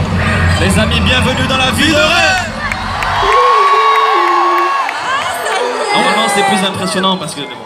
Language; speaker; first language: French; native; French